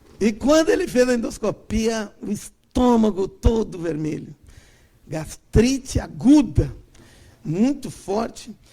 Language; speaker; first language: Portuguese; native; Portuguese